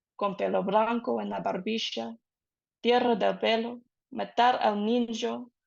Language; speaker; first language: Spanish; non-native, fluent; English